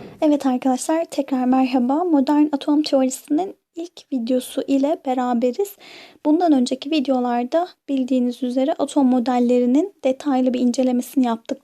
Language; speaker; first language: Turkish; native; Turkish